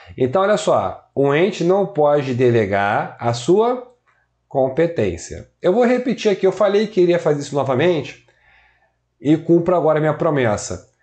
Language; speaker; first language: Portuguese; native; Portuguese